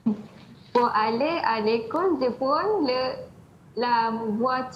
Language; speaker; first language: French; non-native, learner; Malay